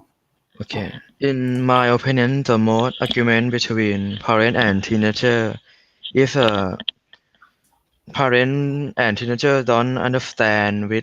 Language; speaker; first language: English; non-native, learner; Thai